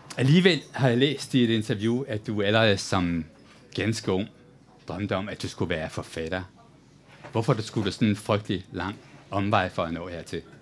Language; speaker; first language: Danish; native; Danish